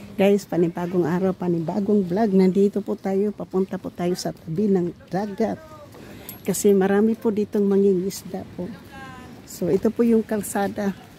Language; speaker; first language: Filipino; non-native, local second language; Cebuano